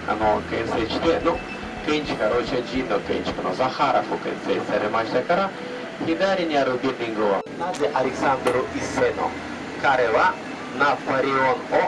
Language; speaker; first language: Japanese; non-native, learner; Russian